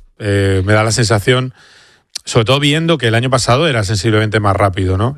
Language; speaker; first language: Spanish; native; Spanish